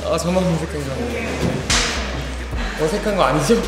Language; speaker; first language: Korean; native; Korean